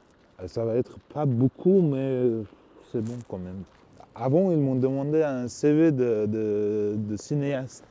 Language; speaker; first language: French; non-native, learner; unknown